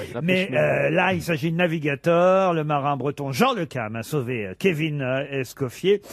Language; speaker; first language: French; native; French